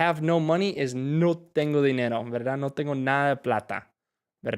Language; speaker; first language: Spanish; non-native, fluent; English